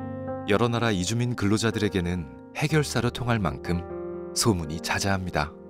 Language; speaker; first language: Korean; native; Korean